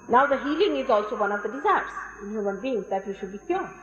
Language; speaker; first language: English; non-native, local second language; Marathi